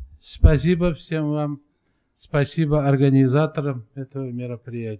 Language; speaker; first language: Russian; non-native, local second language; Uzbek